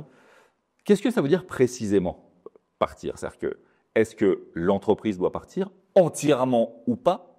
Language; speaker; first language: French; native; French